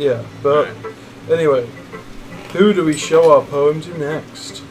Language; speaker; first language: English; native; English